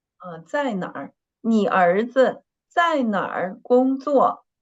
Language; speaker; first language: Chinese; non-native, fluent; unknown